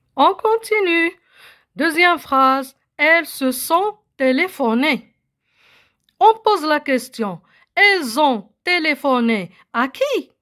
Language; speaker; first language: French; non-native, local second language; Arabic